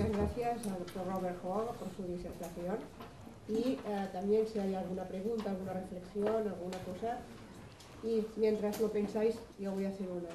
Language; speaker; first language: Spanish; native; Spanish